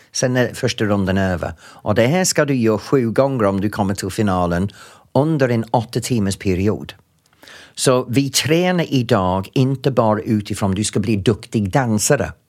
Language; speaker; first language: Swedish; non-native, fluent; English